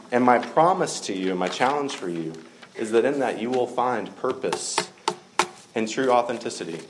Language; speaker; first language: English; native; English